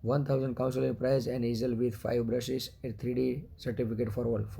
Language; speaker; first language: English; non-native, local second language; Gujarati